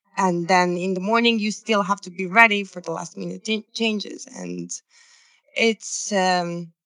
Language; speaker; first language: English; non-native, fluent; Serbian